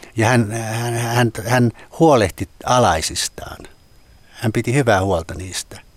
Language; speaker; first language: Finnish; native; Finnish